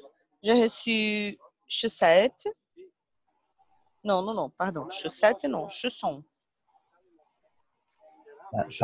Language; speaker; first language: French; non-native, learner; Portuguese